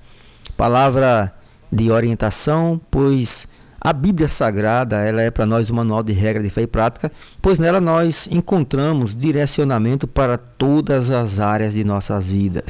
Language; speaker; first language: Portuguese; native; Portuguese